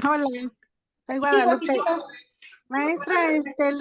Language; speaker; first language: Spanish; native; Spanish